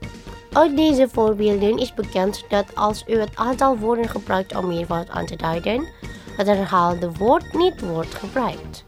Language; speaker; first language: Dutch; non-native, fluent; Indonesian